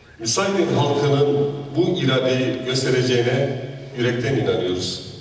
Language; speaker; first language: Turkish; non-native, local second language; Kurdish